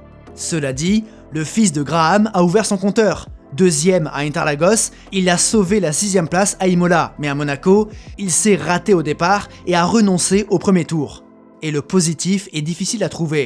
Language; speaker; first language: French; native; French